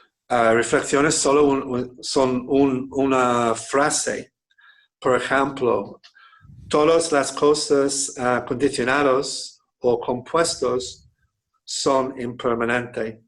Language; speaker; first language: Spanish; non-native, fluent; English